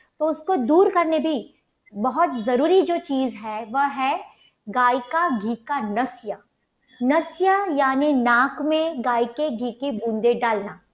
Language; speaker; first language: Hindi; non-native, local second language; Gujarati